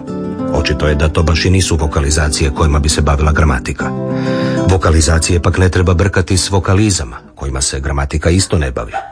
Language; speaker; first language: Serbian; native; Serbian